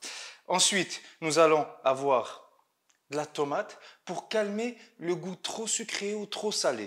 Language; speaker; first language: French; native; French